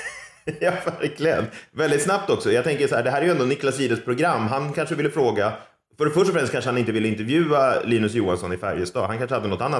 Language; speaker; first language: Swedish; native; Swedish